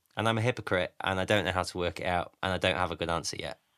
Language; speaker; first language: English; native; English